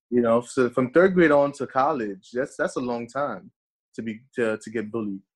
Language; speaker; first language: English; early bilingual, other home language; Haitian Creole